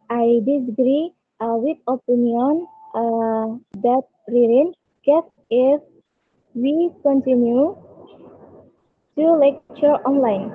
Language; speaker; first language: English; non-native, learner; Indonesian